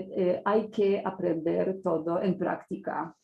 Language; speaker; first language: Spanish; non-native, fluent; Polish